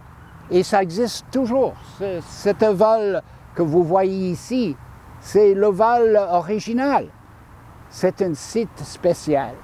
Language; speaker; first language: French; non-native, fluent; English